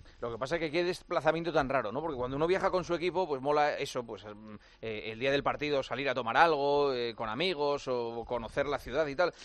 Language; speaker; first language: Spanish; native; Spanish